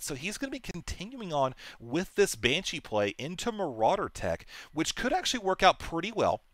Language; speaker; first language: English; native; English